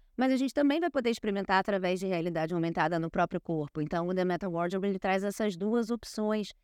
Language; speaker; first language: Portuguese; native; Portuguese